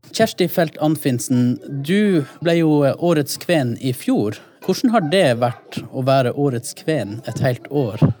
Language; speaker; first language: Norwegian; native; Norwegian